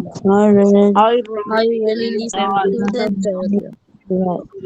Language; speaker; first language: English; non-native, learner; Spanish